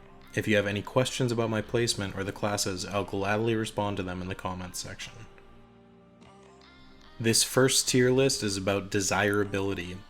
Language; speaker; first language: English; native; English